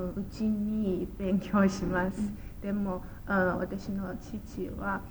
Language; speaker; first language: Japanese; non-native, learner; Chinese